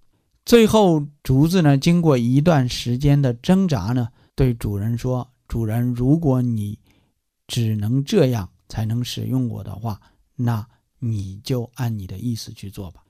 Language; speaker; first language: Chinese; native; Chinese